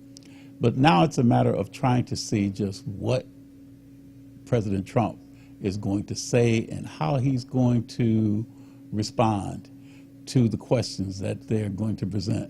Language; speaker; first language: English; native; English